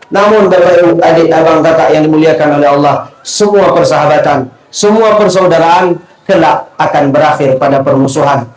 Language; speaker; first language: Malay; non-native, local second language; Achinese